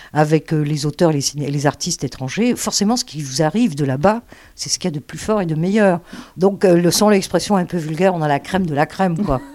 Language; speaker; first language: French; early bilingual, other home language; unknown